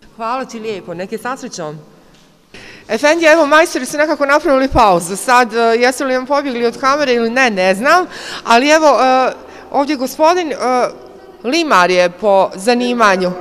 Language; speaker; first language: Croatian; native; Croatian